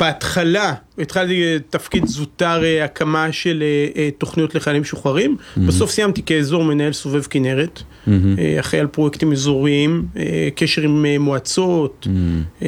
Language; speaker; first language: Hebrew; native; Hebrew